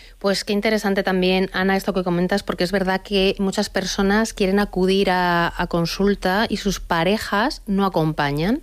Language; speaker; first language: Spanish; native; Spanish